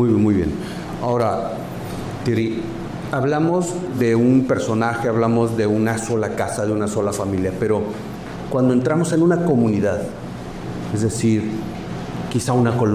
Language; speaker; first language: Spanish; native; Spanish